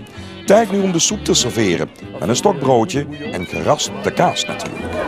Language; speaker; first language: Dutch; native; Dutch